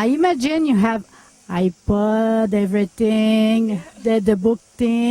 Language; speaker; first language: English; non-native, local second language; French